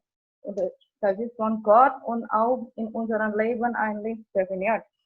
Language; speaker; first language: German; non-native, fluent; Indonesian